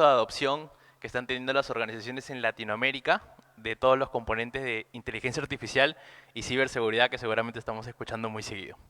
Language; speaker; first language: Spanish; native; Spanish